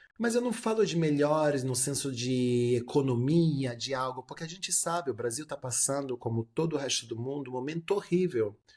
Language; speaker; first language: Portuguese; early bilingual, heritage; Portuguese